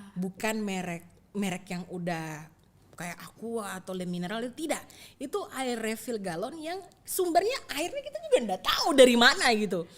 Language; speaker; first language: Indonesian; native; Indonesian